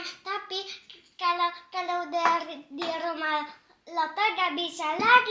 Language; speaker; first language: Indonesian; early bilingual, heritage; Indonesian